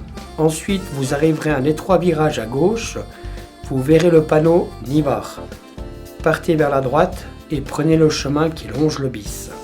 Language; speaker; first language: French; native; French